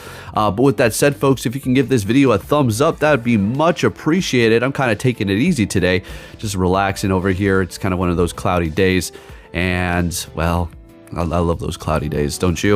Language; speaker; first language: English; native; English